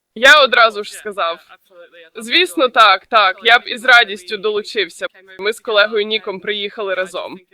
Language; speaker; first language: Ukrainian; non-native, fluent; English